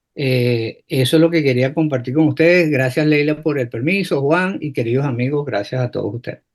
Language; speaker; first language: Spanish; native; Spanish